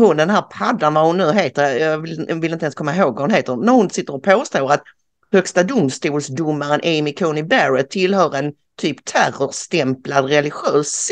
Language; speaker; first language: Swedish; native; Swedish